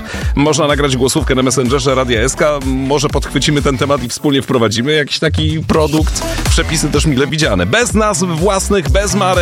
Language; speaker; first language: Polish; native; Polish